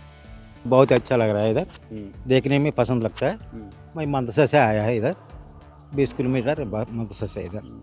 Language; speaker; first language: Hindi; non-native, local second language; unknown